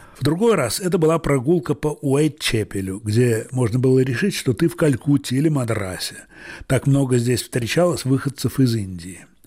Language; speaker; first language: Russian; native; Russian